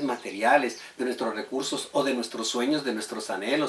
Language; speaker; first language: Spanish; native; Spanish